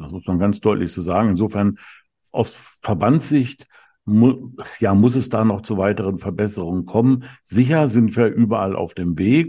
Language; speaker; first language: German; native; German